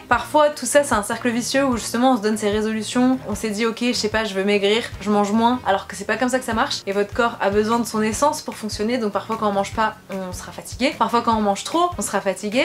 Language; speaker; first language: French; native; French